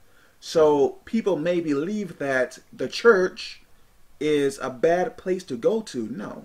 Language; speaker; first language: English; native; English